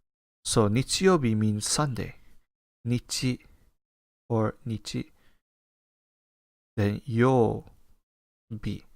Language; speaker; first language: Japanese; non-native, fluent; English